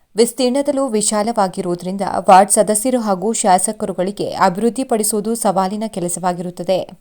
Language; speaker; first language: Kannada; native; Kannada